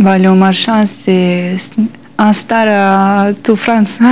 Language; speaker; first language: French; non-native, learner; Russian